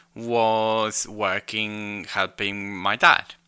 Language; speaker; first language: English; non-native, fluent; Spanish